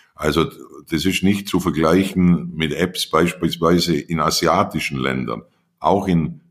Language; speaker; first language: German; native; German